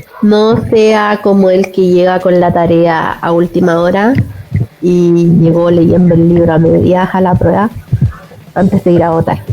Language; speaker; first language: Spanish; native; Spanish